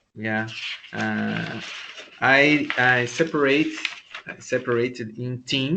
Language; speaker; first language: English; non-native, learner; Portuguese